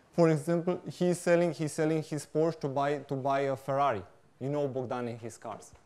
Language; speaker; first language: English; non-native, fluent; Romanian